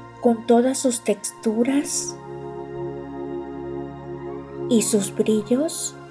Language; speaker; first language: Spanish; native; Spanish